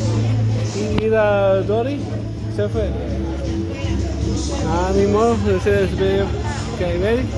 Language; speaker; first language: Spanish; early bilingual, heritage; Spanish